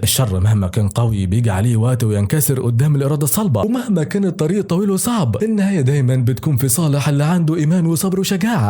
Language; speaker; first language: Arabic; native; Arabic